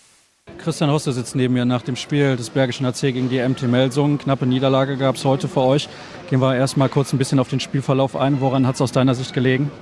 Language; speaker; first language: German; native; German